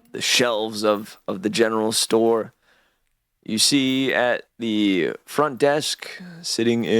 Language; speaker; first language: English; native; English